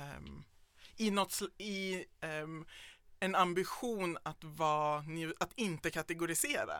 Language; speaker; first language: Swedish; native; Swedish